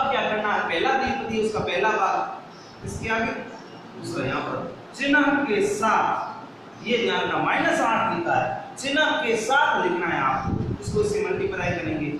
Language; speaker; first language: Hindi; native; Hindi